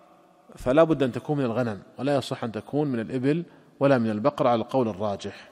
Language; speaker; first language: Arabic; native; Arabic